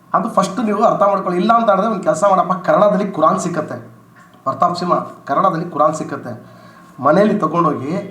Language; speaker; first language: Kannada; non-native, local second language; Urdu